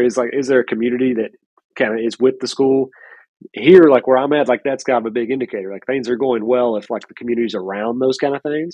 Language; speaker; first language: English; native; English